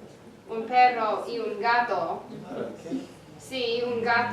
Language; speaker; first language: Spanish; non-native, fluent; English